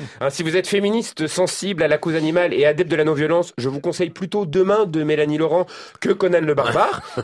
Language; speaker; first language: French; native; French